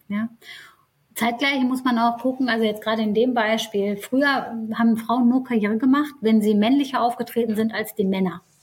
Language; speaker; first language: German; early bilingual, other home language; Turkish